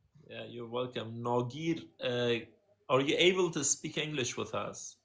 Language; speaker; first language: English; non-native, fluent; Persian